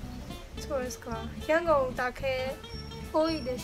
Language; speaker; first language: Japanese; non-native, learner; Burmese